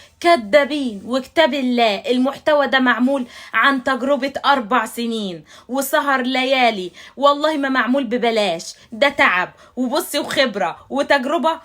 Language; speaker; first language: Arabic; native; Arabic